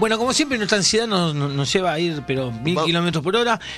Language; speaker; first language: Spanish; native; Spanish